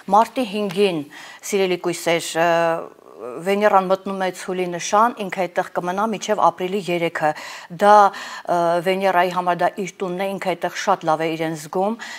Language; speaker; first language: Armenian; native; Armenian